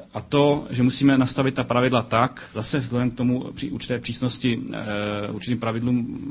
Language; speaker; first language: Czech; native; Czech